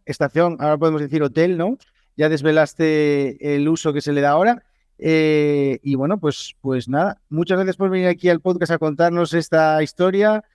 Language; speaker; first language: Spanish; native; Spanish